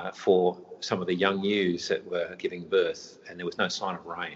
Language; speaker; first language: English; native; English